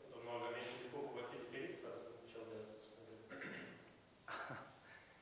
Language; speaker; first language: Romanian; non-native, local second language; Russian